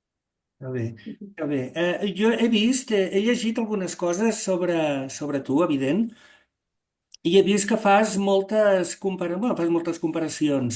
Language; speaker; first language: Catalan; native; Catalan